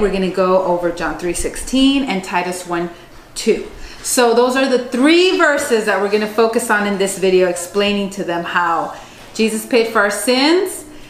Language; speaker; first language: English; native; English